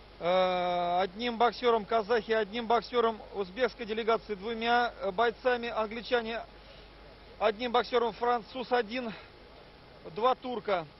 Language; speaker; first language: Russian; native; Russian